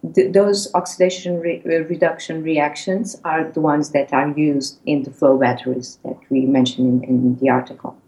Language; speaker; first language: English; non-native, fluent; Portuguese